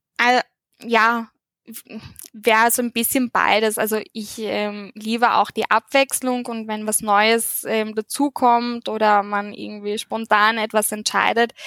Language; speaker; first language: German; early bilingual, heritage; German